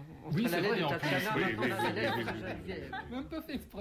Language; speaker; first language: French; native; French